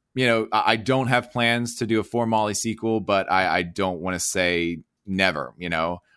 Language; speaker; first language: English; native; English